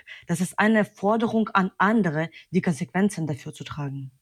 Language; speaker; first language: German; non-native, fluent; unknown